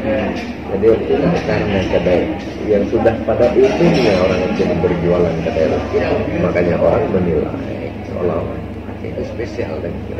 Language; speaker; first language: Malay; non-native, local second language; Achinese